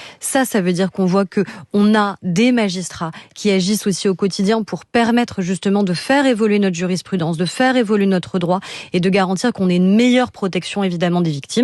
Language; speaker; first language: French; native; French